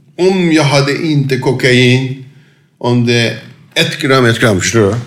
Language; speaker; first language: Swedish; non-native, fluent; Turkish